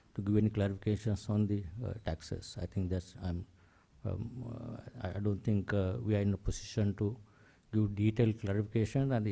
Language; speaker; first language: English; non-native, local second language; Sinhala